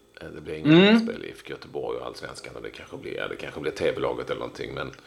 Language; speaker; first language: Swedish; native; Swedish